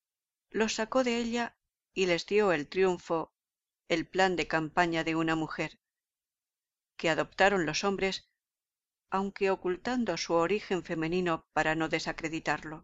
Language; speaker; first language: Spanish; native; Spanish